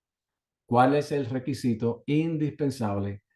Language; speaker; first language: Spanish; native; Spanish